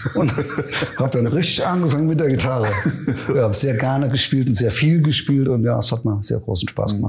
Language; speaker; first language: German; native; German